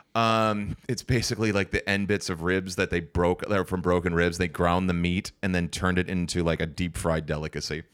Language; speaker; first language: English; native; English